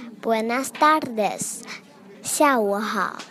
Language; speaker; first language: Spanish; non-native, fluent; Chinese